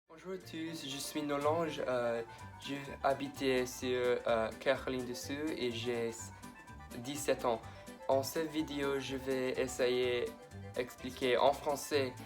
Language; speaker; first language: French; non-native, learner; English